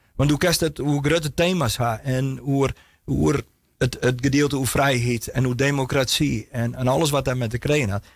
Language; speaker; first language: Dutch; non-native, local second language; Western Frisian